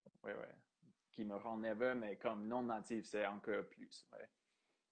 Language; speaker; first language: French; non-native, fluent; English